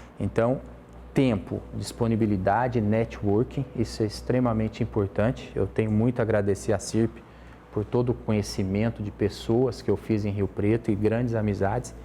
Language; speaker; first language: Portuguese; native; Portuguese